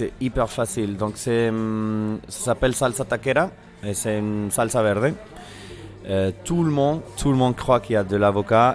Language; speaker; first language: French; non-native, fluent; Spanish